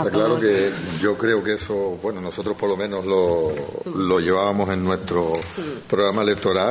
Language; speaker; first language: Spanish; native; Spanish